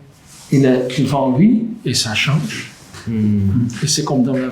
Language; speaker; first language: French; non-native, local second language; Dutch